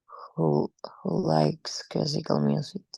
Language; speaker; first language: English; non-native, learner; Spanish